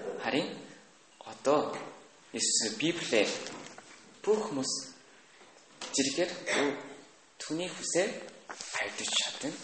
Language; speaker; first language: Mongolian; non-native, learner; Korean